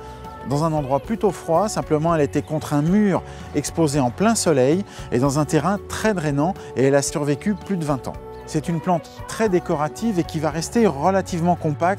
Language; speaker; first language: French; native; French